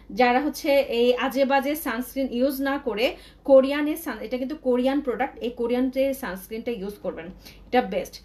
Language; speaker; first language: Bangla; non-native, local second language; Chakma